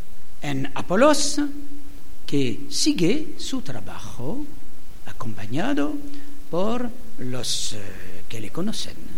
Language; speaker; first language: Spanish; non-native, learner; German